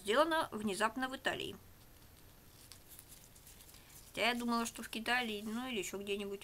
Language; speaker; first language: Russian; native; Russian